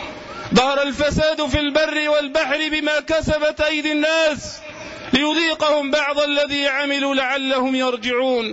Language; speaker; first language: Arabic; native; Arabic